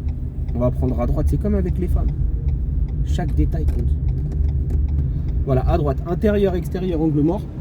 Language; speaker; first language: French; native; French